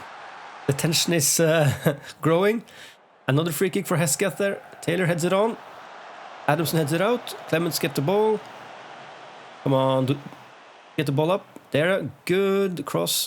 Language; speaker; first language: English; non-native, fluent; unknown